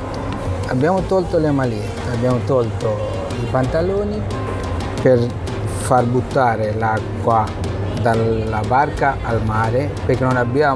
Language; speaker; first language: Italian; non-native, learner; Bangla